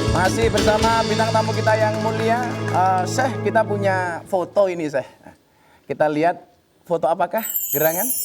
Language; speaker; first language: Indonesian; native; Indonesian